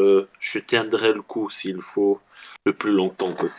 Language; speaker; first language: French; non-native, fluent; Dutch